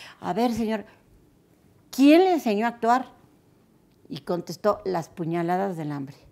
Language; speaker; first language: Spanish; native; Spanish